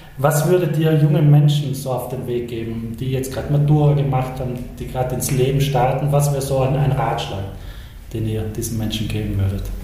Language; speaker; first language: German; native; German